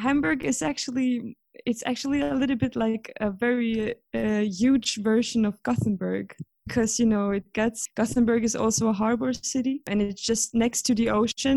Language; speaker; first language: English; non-native, fluent; Swedish